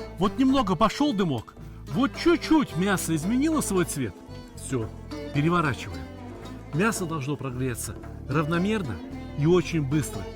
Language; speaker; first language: Russian; native; Russian